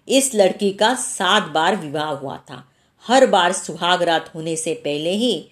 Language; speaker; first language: Hindi; non-native, local second language; Marathi